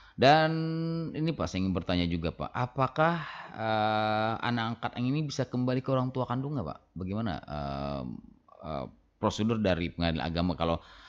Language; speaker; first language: Indonesian; native; Indonesian